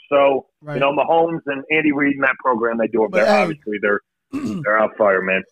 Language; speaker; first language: English; native; English